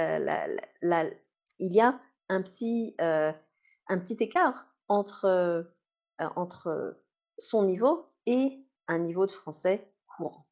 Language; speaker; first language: French; native; French